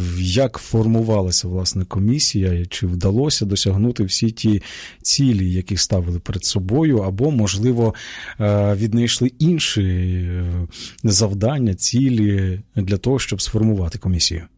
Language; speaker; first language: Ukrainian; native; Ukrainian